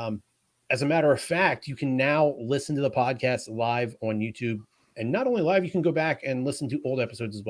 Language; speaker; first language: English; native; English